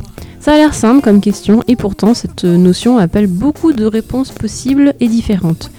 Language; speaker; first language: French; native; French